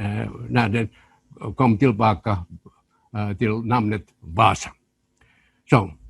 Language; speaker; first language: Swedish; non-native, local second language; Finnish